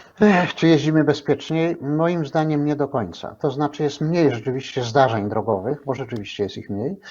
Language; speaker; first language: Polish; native; Polish